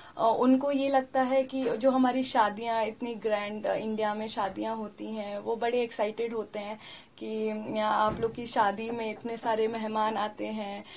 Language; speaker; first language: Hindi; native; Hindi